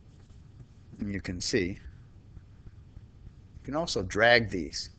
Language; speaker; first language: English; native; English